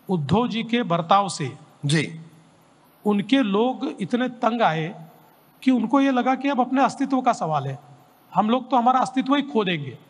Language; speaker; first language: Hindi; non-native, local second language; Marathi